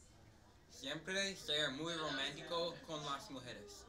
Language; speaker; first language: Spanish; non-native, learner; English